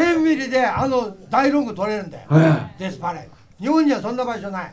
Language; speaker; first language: Japanese; native; Japanese